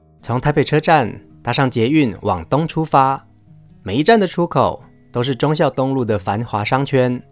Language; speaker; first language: Chinese; native; Chinese